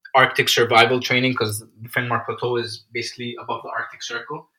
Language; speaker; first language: English; non-native, fluent; Arabic